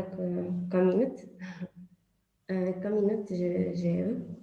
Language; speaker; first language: French; non-native, learner; Portuguese